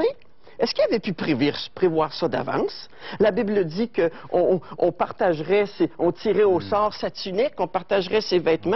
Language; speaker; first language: French; native; French